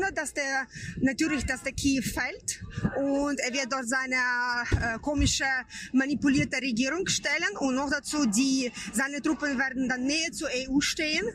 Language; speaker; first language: German; non-native, fluent; Ukrainian